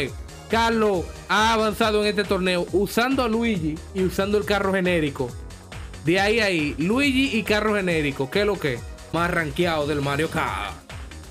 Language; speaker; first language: Spanish; native; Spanish